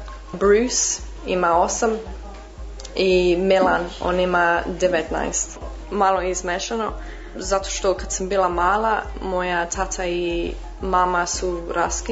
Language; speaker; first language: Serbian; early bilingual, heritage; English